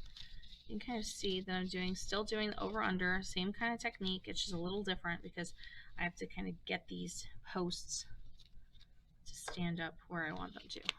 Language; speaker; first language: English; native; English